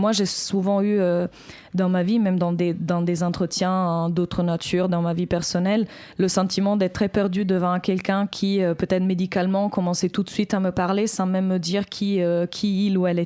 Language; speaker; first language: French; native; French